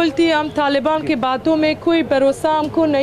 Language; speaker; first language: Hindi; non-native, learner; Persian